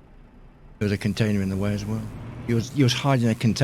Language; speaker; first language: English; native; English